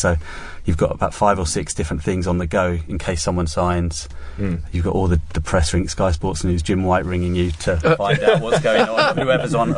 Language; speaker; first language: English; native; English